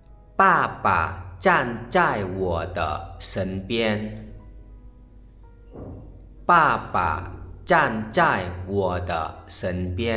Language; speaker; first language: Chinese; non-native, fluent; Lao